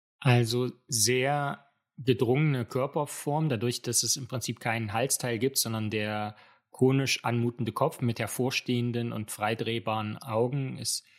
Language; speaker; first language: German; native; German